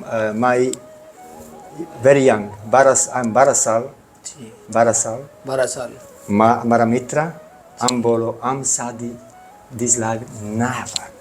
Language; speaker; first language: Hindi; non-native, learner; Italian